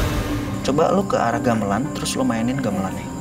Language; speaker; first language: Indonesian; native; Indonesian